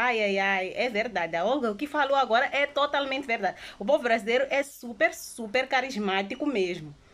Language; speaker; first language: Portuguese; non-native, local second language; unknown